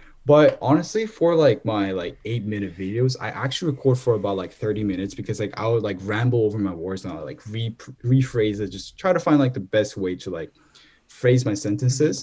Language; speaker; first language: English; non-native, fluent; Korean